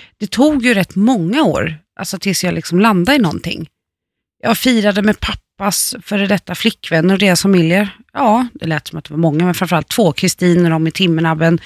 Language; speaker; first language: Swedish; native; Swedish